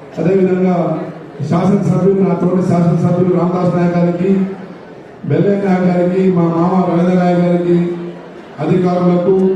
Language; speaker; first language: Telugu; non-native, local second language; Lambadi